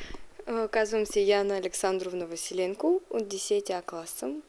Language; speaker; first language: Bulgarian; non-native, fluent; Russian